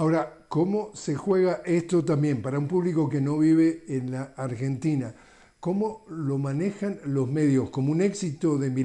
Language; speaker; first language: Spanish; native; Spanish